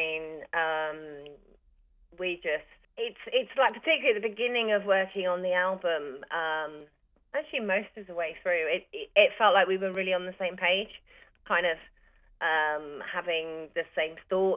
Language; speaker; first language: English; native; English